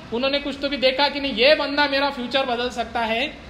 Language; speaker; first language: Hindi; non-native, local second language; Marathi